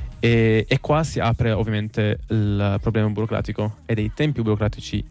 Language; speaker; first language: Italian; non-native, fluent; Arabic